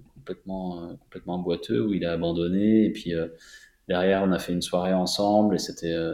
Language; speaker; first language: French; native; French